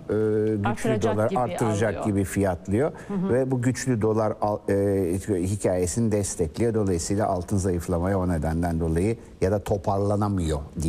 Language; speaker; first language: Turkish; native; Turkish